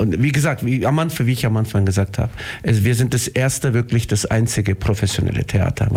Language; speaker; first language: German; non-native, fluent; Turkish